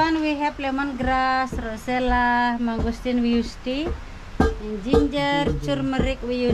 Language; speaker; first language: English; non-native, learner; Indonesian